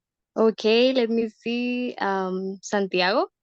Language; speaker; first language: English; non-native, learner; Spanish